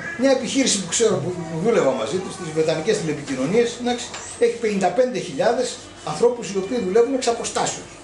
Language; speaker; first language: Greek; early bilingual, heritage; Greek